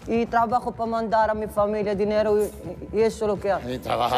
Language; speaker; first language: Spanish; non-native, fluent; Arabic